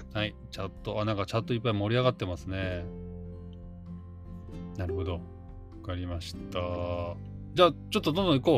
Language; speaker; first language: Japanese; native; Japanese